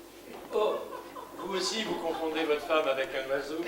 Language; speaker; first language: French; native; French